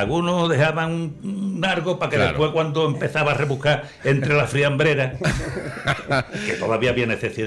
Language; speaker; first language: Spanish; native; Spanish